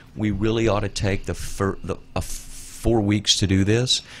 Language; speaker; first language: English; native; English